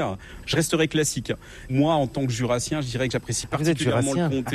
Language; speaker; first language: French; native; French